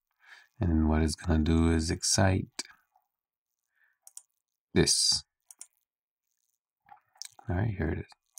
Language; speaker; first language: English; native; English